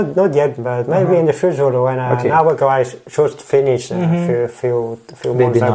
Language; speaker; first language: English; non-native, learner; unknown